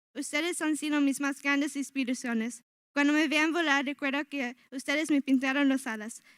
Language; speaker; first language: Spanish; early bilingual, other home language; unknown